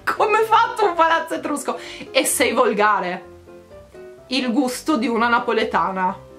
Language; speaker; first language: Italian; native; Italian